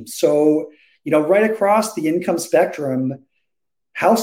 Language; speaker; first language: English; native; English